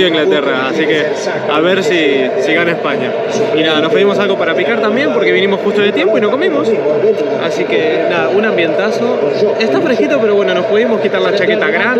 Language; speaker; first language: Spanish; native; Spanish